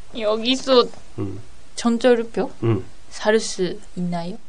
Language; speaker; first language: Korean; non-native, learner; Japanese